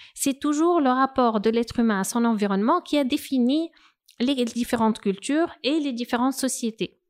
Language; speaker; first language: French; non-native, local second language; Arabic